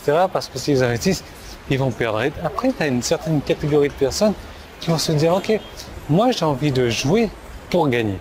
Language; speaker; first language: French; native; French